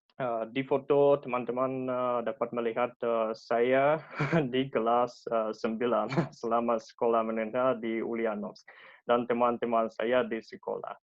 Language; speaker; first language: Indonesian; non-native, fluent; Russian